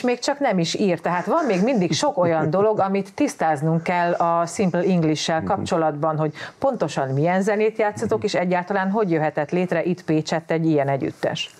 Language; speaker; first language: Hungarian; native; Hungarian